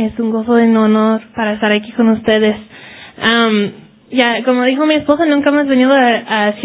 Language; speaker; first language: Spanish; early bilingual, heritage; Spanish